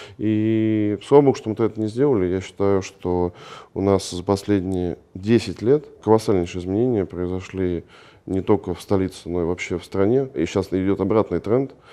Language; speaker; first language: Russian; native; Russian